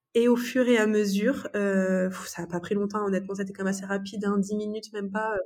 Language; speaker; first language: French; native; French